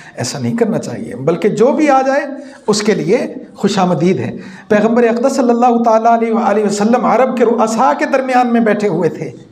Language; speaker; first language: Urdu; non-native, local second language; Punjabi